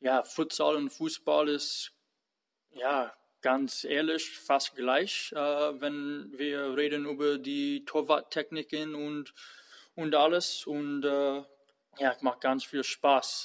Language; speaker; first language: German; non-native, fluent; English